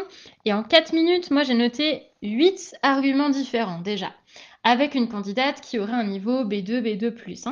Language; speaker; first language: French; native; French